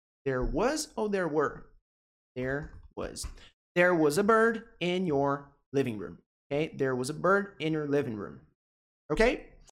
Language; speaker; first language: English; non-native, fluent; Portuguese